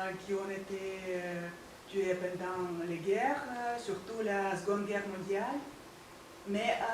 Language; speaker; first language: French; non-native, fluent; Russian